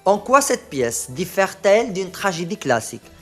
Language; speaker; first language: French; non-native, local second language; Arabic